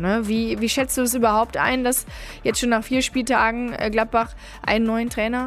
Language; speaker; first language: German; native; German